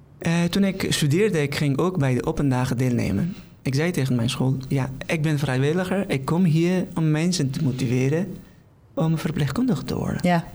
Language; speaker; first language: Dutch; non-native, fluent; Persian